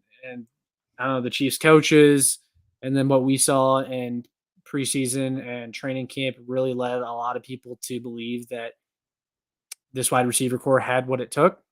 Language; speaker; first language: English; native; English